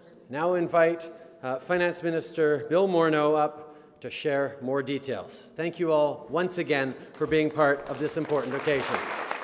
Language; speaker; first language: English; early bilingual, other home language; French